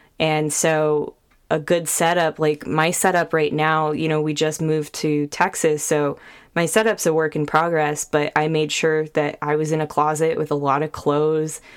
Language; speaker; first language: English; native; English